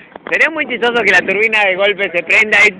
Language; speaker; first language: Spanish; native; Spanish